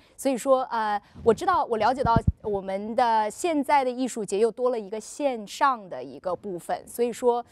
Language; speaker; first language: Chinese; native; Chinese